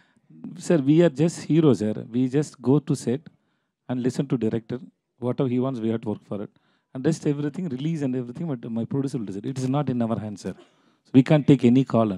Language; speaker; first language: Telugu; non-native, learner; Tamil